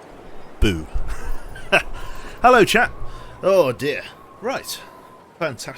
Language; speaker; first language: English; native; English